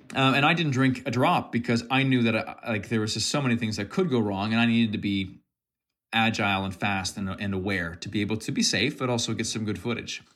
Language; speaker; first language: English; native; English